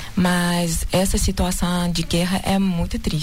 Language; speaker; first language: Portuguese; non-native, learner; Russian